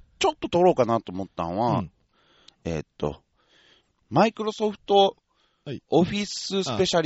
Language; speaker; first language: Japanese; native; Japanese